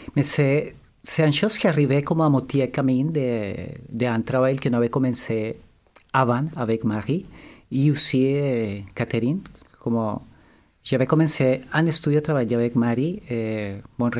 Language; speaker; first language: French; non-native, learner; Spanish